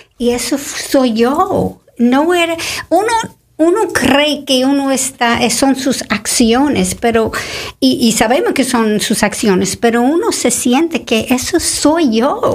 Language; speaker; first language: Spanish; non-native, fluent; English